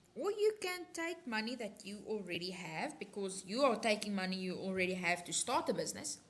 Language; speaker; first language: English; non-native, local second language; Afrikaans